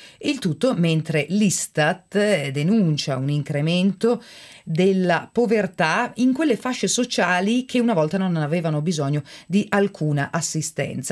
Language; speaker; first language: Italian; native; Italian